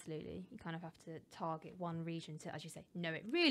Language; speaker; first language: English; native; English